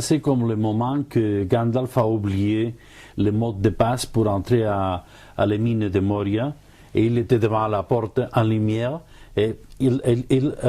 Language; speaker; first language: French; non-native, fluent; Spanish